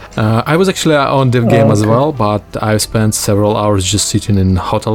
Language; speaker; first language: English; non-native, fluent; Russian